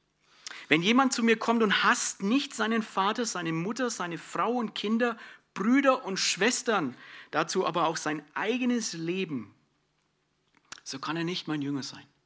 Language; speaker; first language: German; native; German